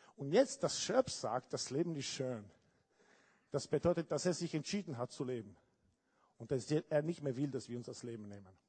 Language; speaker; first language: German; non-native, fluent; Italian